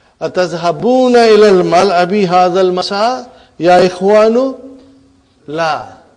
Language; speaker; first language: Arabic; non-native, fluent; Urdu